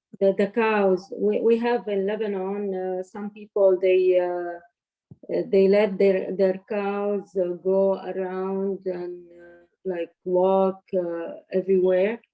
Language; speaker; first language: English; non-native, learner; Arabic